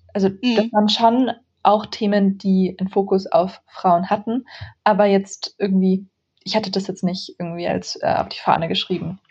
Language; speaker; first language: German; early bilingual, other home language; Central Kurdish